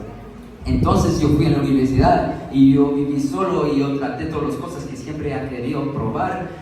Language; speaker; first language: Spanish; early bilingual, heritage; Spanish